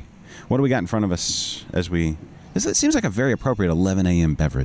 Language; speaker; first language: English; native; English